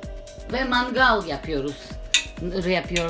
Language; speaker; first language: Turkish; non-native, learner; Russian